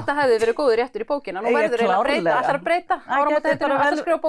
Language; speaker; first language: Icelandic; native; Icelandic